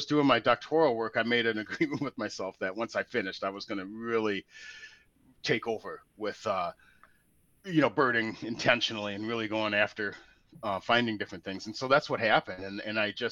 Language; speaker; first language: English; native; English